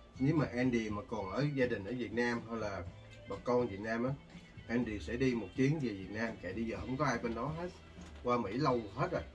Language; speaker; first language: Vietnamese; early bilingual, heritage; Vietnamese